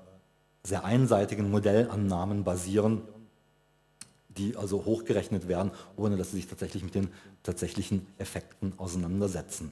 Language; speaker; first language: German; native; German